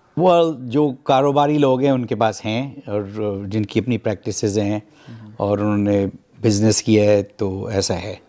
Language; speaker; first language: Urdu; native; Urdu